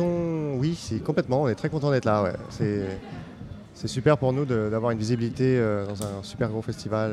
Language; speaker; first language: French; native; French